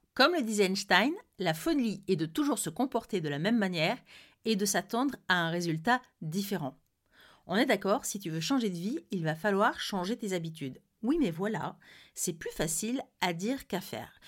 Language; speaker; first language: French; native; French